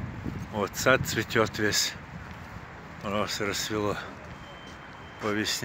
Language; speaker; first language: Russian; non-native, local second language; Chechen